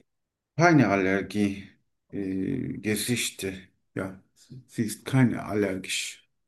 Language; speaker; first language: German; non-native, learner; Turkish